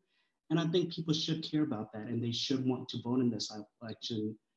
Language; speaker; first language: English; early bilingual, other home language; Swahili